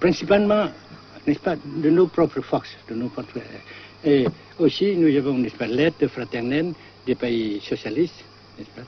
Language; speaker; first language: French; non-native, fluent; Vietnamese